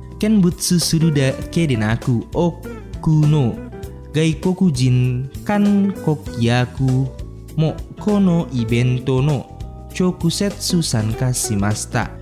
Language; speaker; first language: Japanese; non-native, fluent; Indonesian